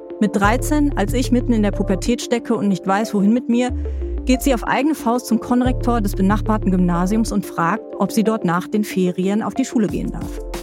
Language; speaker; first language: German; native; German